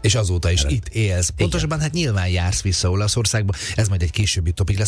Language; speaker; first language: Hungarian; native; Hungarian